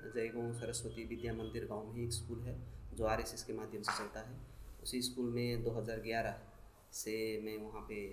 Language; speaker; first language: Hindi; non-native, local second language; Nepali